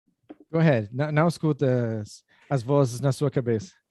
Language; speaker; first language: Portuguese; non-native, fluent; English